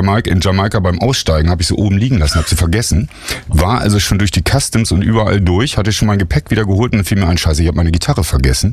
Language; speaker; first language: German; native; German